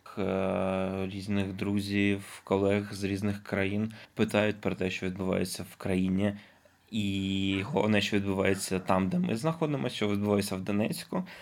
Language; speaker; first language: Ukrainian; non-native, local second language; Russian